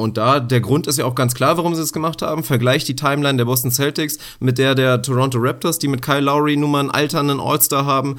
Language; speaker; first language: German; native; German